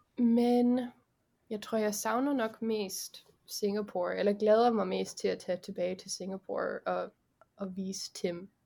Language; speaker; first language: Danish; early bilingual, heritage; Danish